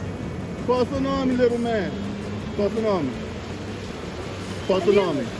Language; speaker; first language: Portuguese; non-native, learner; English